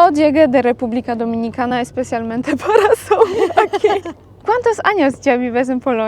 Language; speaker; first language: Spanish; non-native, fluent; Polish